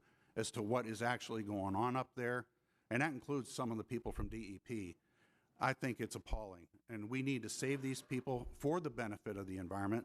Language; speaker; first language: English; native; English